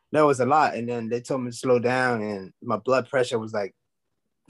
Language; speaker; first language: English; non-native, local second language; Zulu